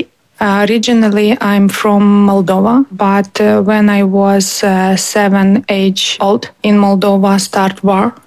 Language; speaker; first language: English; non-native, learner; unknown